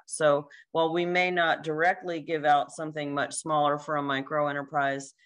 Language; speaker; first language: English; native; English